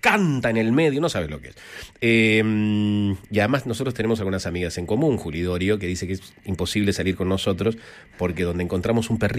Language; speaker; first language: Spanish; native; Spanish